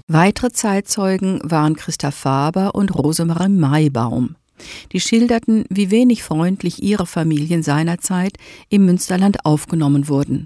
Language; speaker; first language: German; native; German